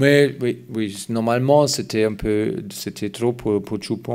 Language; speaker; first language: French; non-native, fluent; German